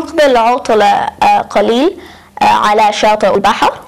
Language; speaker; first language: Arabic; non-native, learner; English